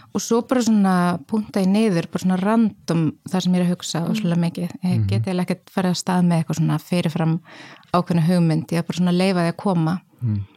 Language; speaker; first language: Icelandic; native; Icelandic